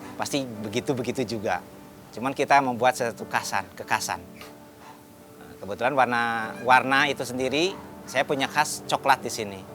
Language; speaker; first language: Indonesian; non-native, local second language; Sundanese